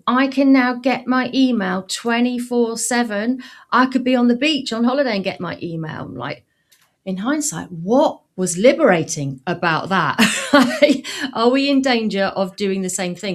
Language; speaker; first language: English; native; English